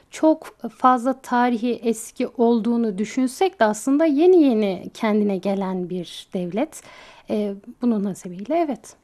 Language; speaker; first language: Turkish; native; Turkish